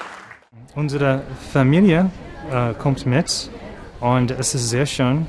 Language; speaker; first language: German; non-native, learner; English